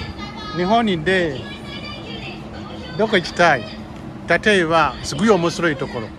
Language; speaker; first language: Japanese; non-native, learner; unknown